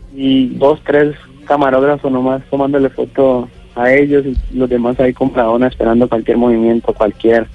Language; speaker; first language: Spanish; native; Spanish